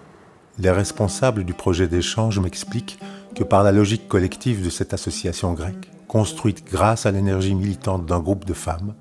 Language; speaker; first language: French; native; French